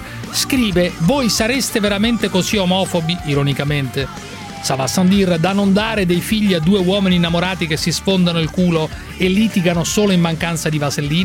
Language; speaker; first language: Italian; native; Italian